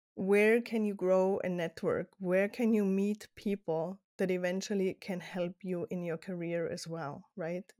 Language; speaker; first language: English; non-native, fluent; German